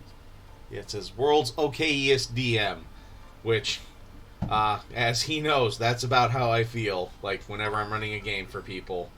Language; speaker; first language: English; native; English